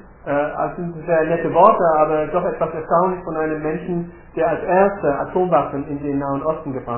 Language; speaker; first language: German; native; German